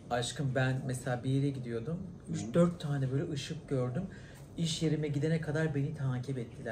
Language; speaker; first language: Turkish; native; Turkish